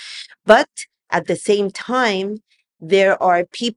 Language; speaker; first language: English; native; English